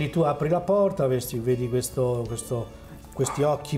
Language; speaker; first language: Italian; native; Italian